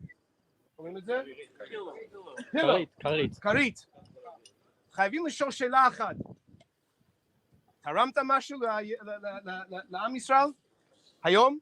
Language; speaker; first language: Hebrew; non-native, fluent; English